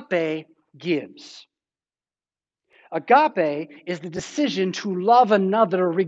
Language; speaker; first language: English; native; English